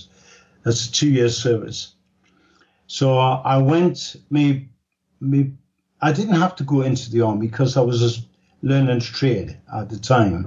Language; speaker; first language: English; native; English